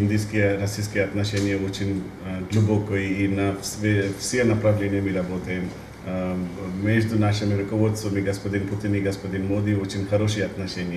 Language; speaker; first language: Russian; non-native, fluent; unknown